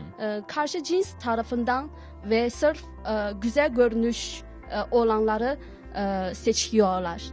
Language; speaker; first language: Turkish; non-native, learner; Chinese